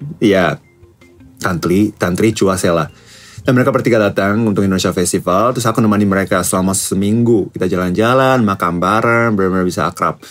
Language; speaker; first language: Indonesian; non-native, fluent; Japanese